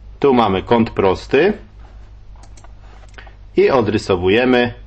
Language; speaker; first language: Polish; native; Polish